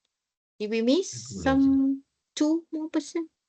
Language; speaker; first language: English; non-native, local second language; Malay